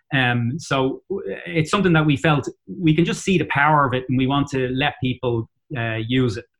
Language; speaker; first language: English; native; English